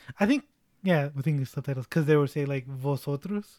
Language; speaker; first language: English; early bilingual, other home language; Spanish